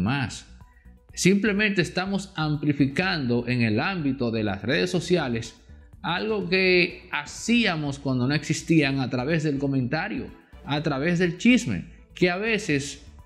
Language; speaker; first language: Spanish; native; Spanish